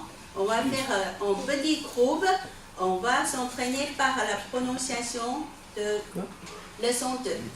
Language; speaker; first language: French; non-native, fluent; Chinese